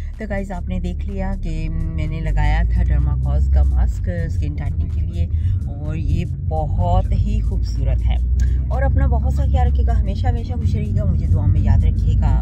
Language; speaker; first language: Urdu; native; Urdu